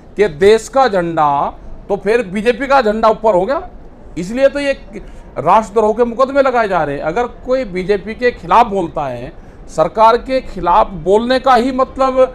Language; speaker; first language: Hindi; native; Hindi